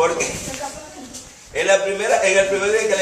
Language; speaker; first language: Spanish; native; Spanish